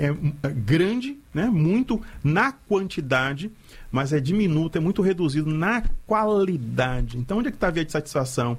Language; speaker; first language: Portuguese; native; Portuguese